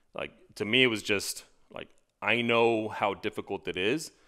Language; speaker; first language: English; native; English